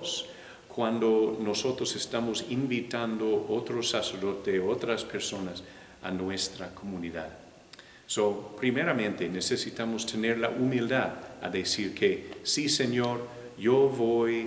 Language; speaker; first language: Spanish; non-native, fluent; English